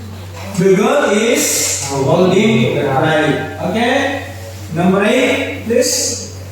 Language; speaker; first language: English; non-native, fluent; Indonesian